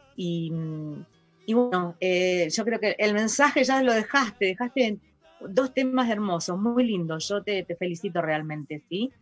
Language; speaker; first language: Spanish; native; Spanish